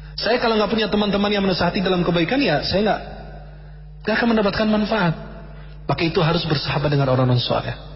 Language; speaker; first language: Indonesian; non-native, fluent; Arabic